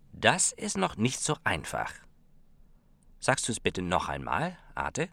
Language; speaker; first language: German; non-native, fluent; Western Frisian